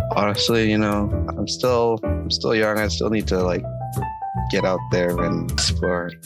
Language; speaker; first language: English; native; English